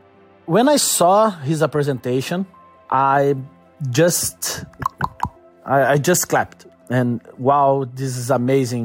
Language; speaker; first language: English; non-native, learner; Portuguese